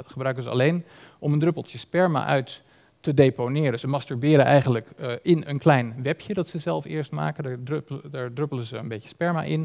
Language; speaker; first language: Dutch; native; Dutch